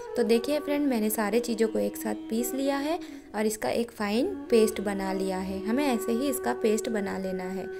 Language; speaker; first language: Hindi; non-native, local second language; Bangla